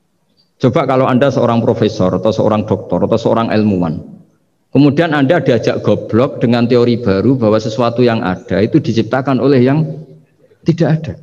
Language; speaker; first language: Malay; non-native, local second language; Javanese